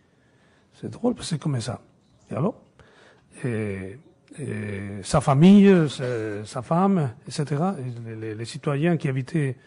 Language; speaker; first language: French; non-native, fluent; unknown